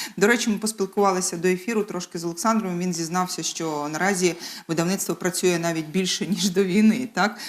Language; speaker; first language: Ukrainian; native; Ukrainian